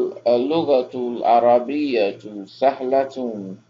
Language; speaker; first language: Arabic; non-native, fluent; English